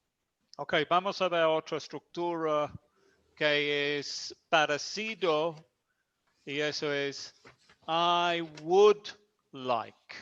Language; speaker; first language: Spanish; non-native, fluent; English